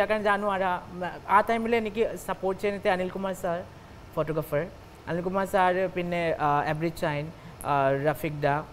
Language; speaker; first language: Malayalam; non-native, local second language; Assamese